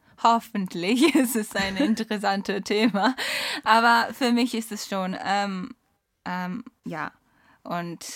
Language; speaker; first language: German; non-native, learner; Japanese